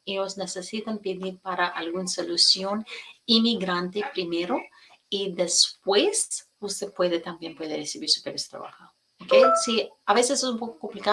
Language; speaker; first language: Spanish; non-native, fluent; English